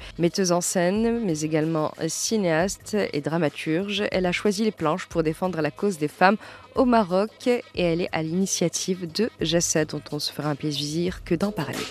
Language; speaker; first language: French; non-native, local second language; Arabic